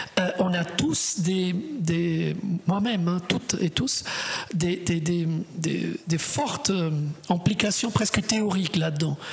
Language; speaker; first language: French; non-native, fluent; Italian